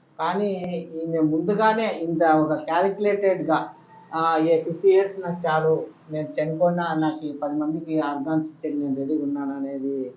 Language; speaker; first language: Telugu; native; Telugu